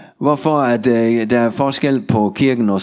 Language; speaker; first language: Danish; non-native, learner; Russian